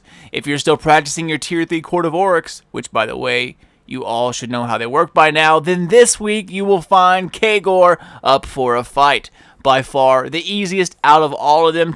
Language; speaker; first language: English; native; English